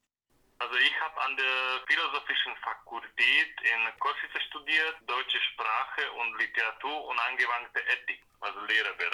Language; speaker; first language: German; non-native, fluent; Slovak